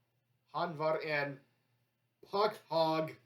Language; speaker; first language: Swedish; non-native, learner; English